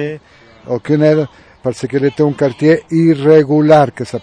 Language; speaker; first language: French; non-native, learner; Spanish